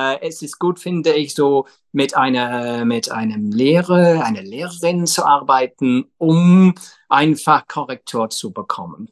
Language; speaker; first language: German; non-native, fluent; English